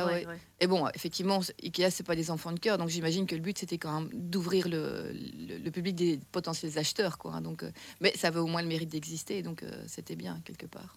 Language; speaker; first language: French; native; French